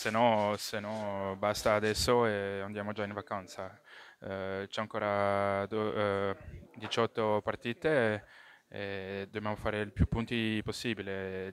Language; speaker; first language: Italian; non-native, local second language; French